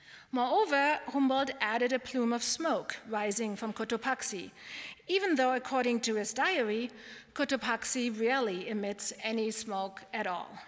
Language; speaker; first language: English; non-native, fluent; German